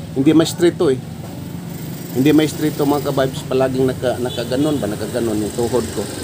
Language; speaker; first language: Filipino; non-native, local second language; Cebuano